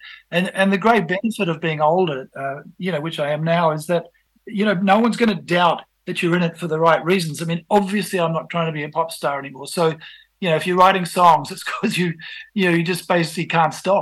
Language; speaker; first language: English; native; English